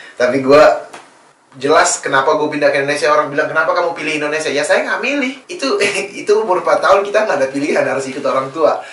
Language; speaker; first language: Indonesian; early bilingual, other home language; English